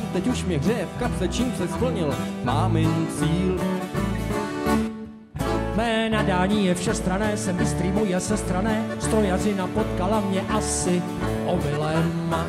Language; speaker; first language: Czech; native; Czech